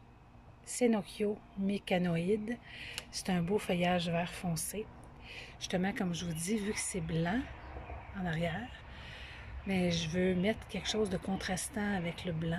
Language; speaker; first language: French; native; French